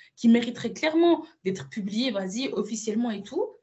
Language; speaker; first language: French; early bilingual, other home language; Spanish